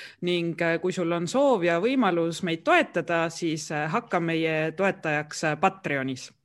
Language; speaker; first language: Estonian; native; Estonian